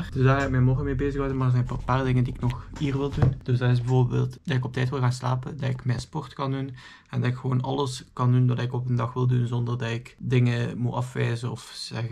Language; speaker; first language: Dutch; native; Dutch